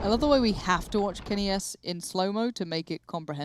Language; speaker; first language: English; native; English